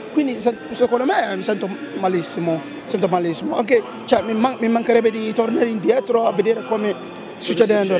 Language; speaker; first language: Italian; non-native, learner; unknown